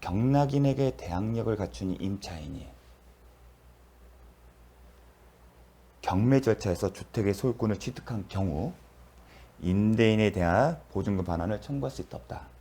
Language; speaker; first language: Korean; native; Korean